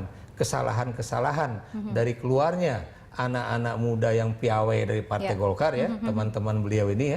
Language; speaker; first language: Indonesian; native; Indonesian